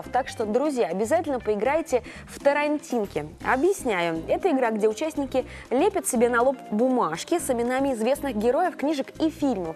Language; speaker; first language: Russian; native; Russian